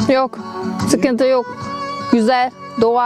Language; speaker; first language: Turkish; non-native, learner; German